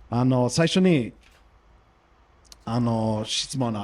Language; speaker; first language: Japanese; non-native, learner; English